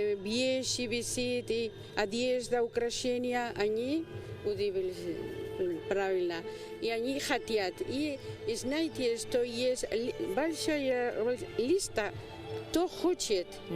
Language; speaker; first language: Russian; non-native, learner; Spanish